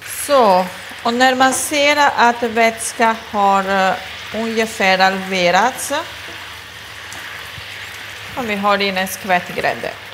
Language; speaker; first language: Swedish; non-native, fluent; Italian